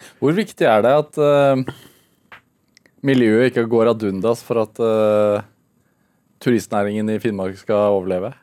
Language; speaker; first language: Norwegian; native; Norwegian